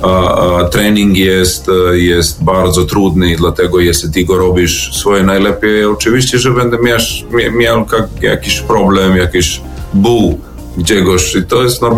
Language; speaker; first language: Polish; non-native, learner; Serbian